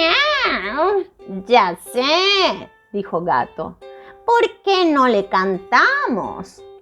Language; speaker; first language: Spanish; native; Spanish